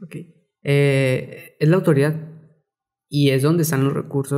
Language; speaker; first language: Spanish; native; Spanish